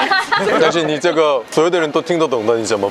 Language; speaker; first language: Chinese; non-native, fluent; Korean